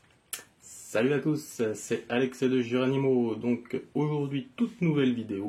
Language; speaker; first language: French; native; French